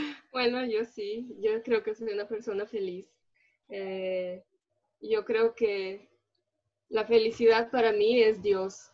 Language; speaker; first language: Spanish; early bilingual, other home language; Portuguese